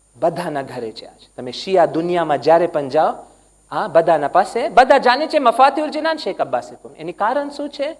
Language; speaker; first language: Gujarati; non-native, learner; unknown